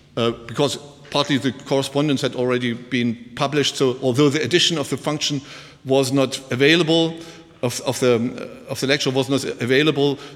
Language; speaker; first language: English; non-native, fluent; German